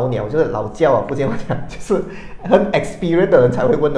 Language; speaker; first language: Chinese; native; Chinese